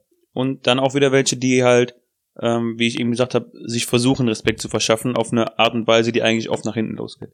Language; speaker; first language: German; native; German